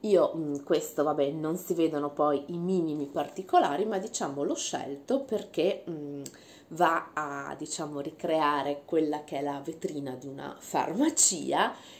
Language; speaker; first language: Italian; native; Italian